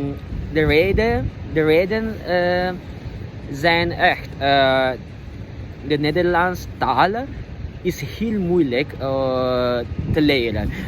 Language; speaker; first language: Dutch; non-native, learner; Indonesian